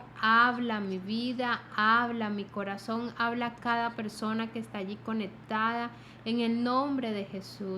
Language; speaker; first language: Spanish; native; Spanish